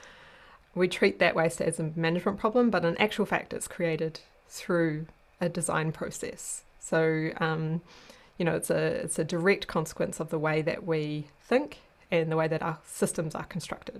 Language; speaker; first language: English; native; English